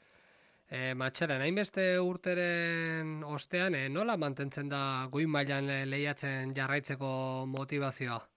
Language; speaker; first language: Basque; native; Basque